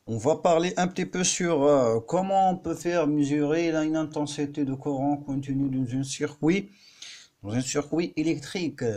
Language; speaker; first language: French; non-native, local second language; Arabic